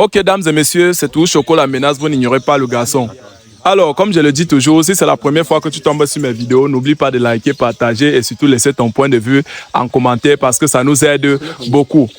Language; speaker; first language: French; native; French